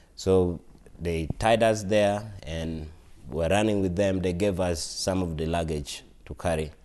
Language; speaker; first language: English; non-native, local second language; Acoli